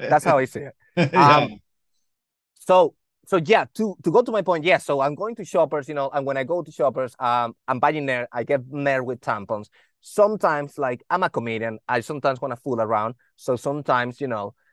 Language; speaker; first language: English; non-native, fluent; Spanish